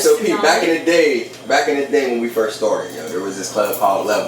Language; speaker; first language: English; native; English